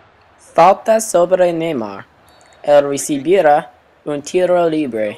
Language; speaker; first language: Spanish; non-native, learner; English